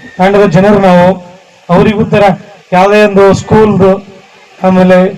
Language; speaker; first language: Kannada; non-native, local second language; Lambadi